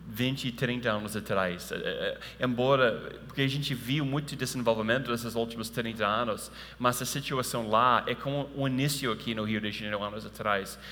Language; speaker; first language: Portuguese; non-native, fluent; English